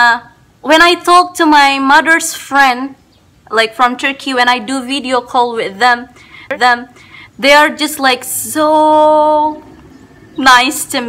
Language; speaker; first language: English; non-native, learner; Indonesian